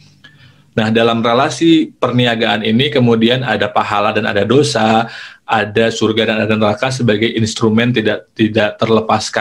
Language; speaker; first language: Indonesian; native; Indonesian